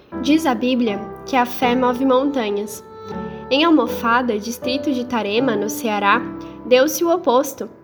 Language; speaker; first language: Portuguese; native; Portuguese